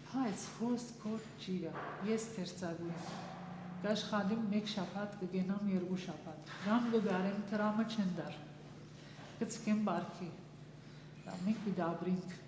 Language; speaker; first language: Armenian; early bilingual, heritage; Armenian